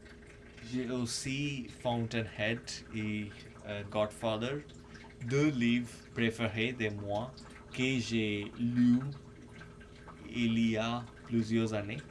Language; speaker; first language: French; non-native, fluent; English